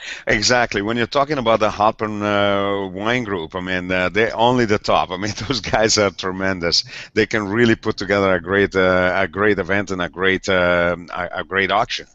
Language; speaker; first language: English; non-native, fluent; Italian